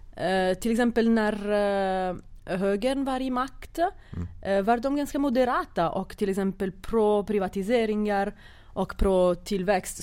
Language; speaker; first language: Swedish; non-native, fluent; Italian